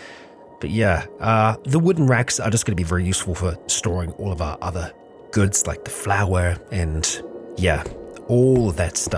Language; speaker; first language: English; native; English